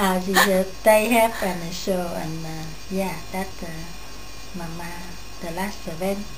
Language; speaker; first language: Dutch; non-native, learner; Vietnamese